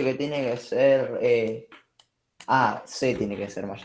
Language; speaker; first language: Spanish; native; Spanish